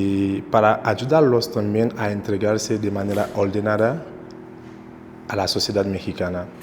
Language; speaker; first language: Spanish; non-native, local second language; Haitian Creole